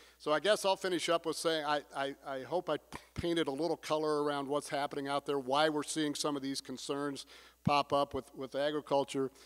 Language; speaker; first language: English; native; English